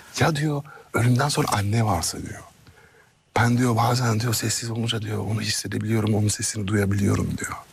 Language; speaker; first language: Turkish; early bilingual, heritage; Turkish